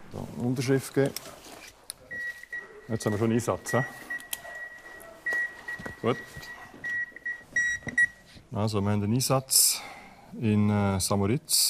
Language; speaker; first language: German; native; German